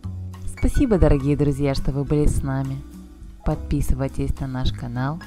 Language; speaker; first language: Russian; native; Russian